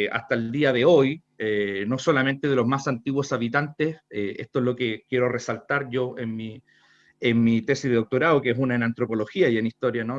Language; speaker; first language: Spanish; native; Spanish